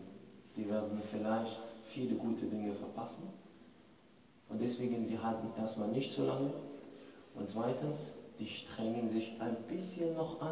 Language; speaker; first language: German; non-native, fluent; Arabic